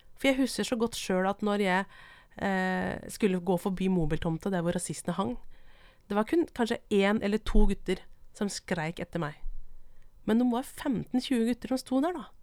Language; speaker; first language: Norwegian; non-native, local second language; Vietnamese